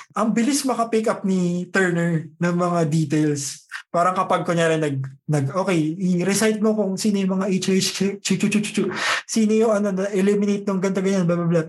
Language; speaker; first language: Filipino; native; Filipino